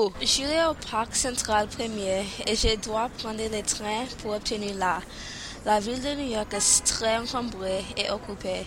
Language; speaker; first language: French; non-native, learner; English